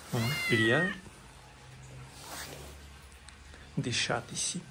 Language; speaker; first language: French; non-native, learner; Russian